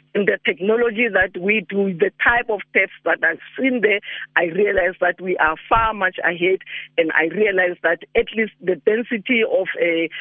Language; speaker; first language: English; non-native, local second language; Northern Sotho